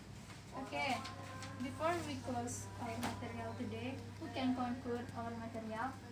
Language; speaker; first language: English; non-native, learner; Indonesian